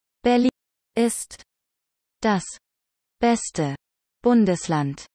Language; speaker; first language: German; non-native, learner; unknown